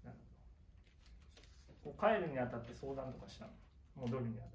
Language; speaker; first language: Japanese; native; Japanese